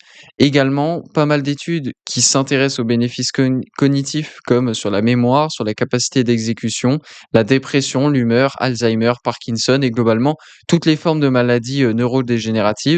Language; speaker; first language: French; native; French